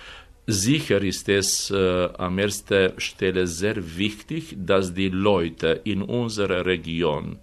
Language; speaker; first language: German; non-native, fluent; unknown